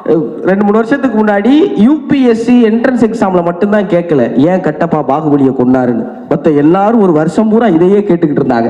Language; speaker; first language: Tamil; native; Tamil